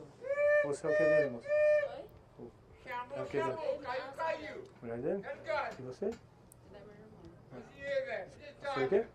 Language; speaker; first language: Portuguese; native; Portuguese